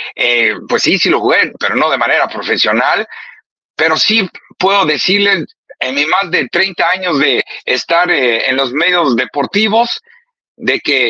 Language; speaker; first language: Spanish; native; Spanish